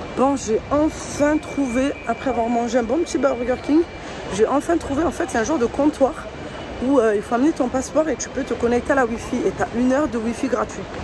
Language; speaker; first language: French; early bilingual, other home language; Fula